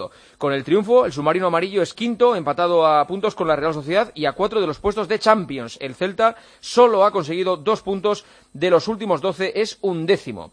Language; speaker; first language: Spanish; native; Spanish